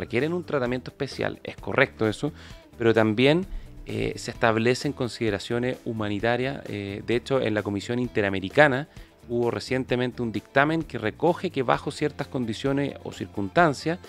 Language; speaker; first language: Spanish; native; Spanish